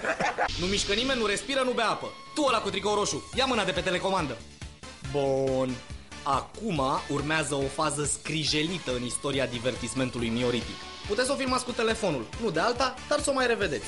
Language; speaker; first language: Romanian; native; Romanian